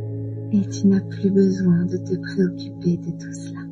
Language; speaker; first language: French; native; French